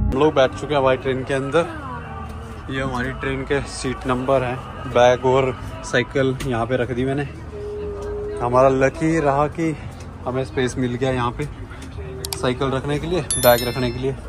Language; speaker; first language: Hindi; native; Hindi